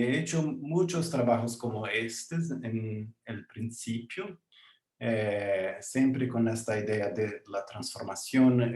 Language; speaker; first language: Spanish; non-native, learner; Portuguese